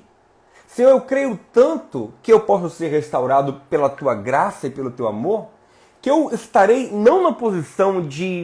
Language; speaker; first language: Portuguese; native; Portuguese